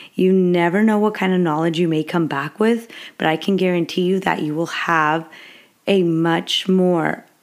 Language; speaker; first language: English; early bilingual, other home language; Spanish